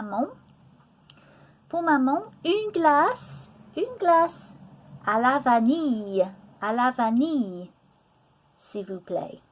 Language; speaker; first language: French; non-native, fluent; English